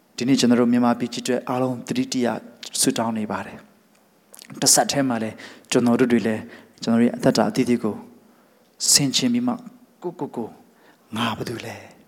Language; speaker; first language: Burmese; non-native, local second language; Hakha Chin